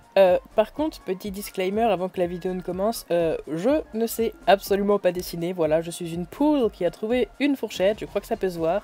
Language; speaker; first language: French; native; French